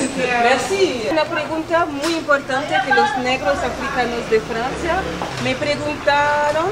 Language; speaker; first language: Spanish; non-native, learner; French